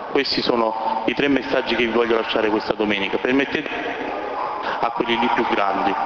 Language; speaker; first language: Italian; native; Italian